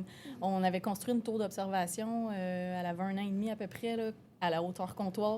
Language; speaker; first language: French; native; French